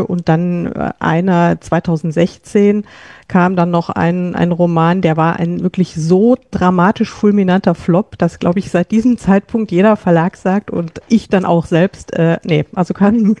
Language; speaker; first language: German; native; German